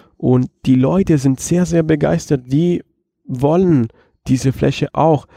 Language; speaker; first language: German; non-native, fluent; Italian